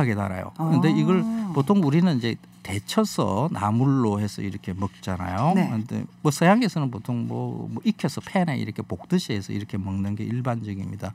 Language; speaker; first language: Korean; native; Korean